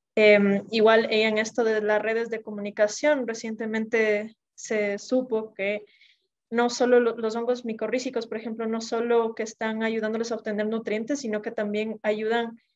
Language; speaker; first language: Spanish; native; Spanish